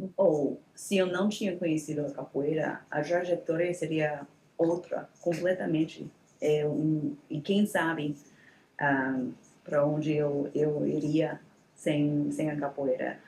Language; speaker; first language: Portuguese; non-native, fluent; English